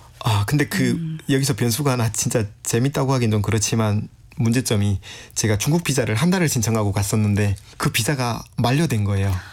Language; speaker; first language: Korean; native; Korean